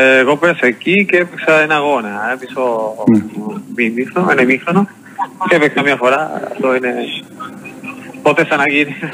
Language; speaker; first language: Greek; non-native, learner; Spanish